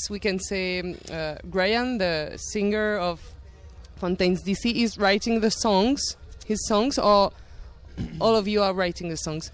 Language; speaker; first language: English; non-native, learner; French